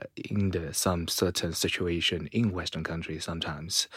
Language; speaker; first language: English; non-native, fluent; Chinese